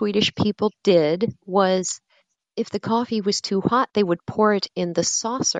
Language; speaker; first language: English; native; English